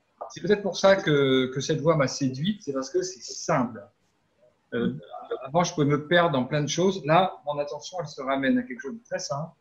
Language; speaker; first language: French; native; French